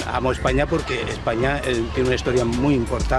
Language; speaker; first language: Spanish; native; Spanish